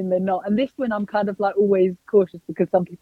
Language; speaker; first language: English; native; English